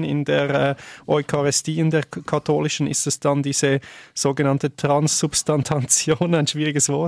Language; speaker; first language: German; native; German